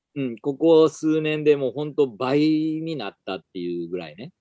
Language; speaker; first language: Japanese; native; Japanese